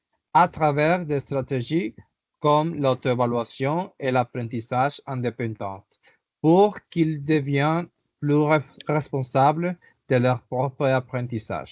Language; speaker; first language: French; non-native, learner; Spanish